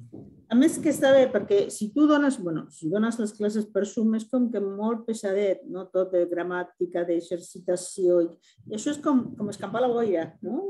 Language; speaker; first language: Catalan; non-native, fluent; Spanish